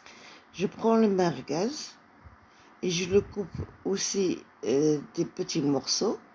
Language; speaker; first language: French; non-native, fluent; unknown